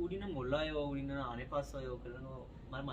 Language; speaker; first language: Korean; non-native, learner; Urdu